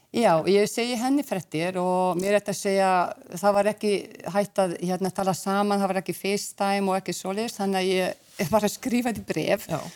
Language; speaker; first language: Icelandic; non-native, fluent; Hungarian